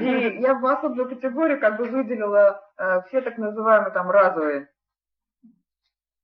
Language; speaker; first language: Russian; native; Russian